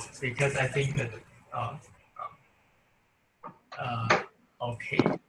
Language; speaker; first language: English; non-native, learner; Chinese